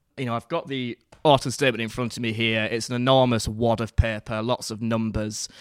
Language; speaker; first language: English; native; English